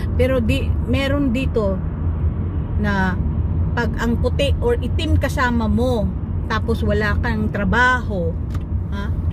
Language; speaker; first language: Filipino; non-native, local second language; Cebuano